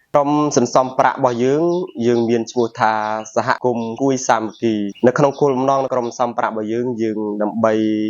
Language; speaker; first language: Khmer; non-native, local second language; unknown